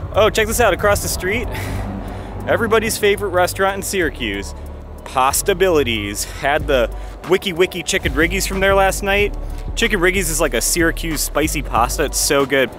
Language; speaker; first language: English; native; English